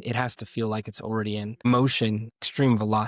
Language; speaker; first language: English; native; English